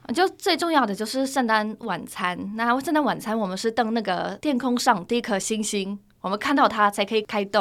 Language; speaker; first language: Chinese; non-native, fluent; Polish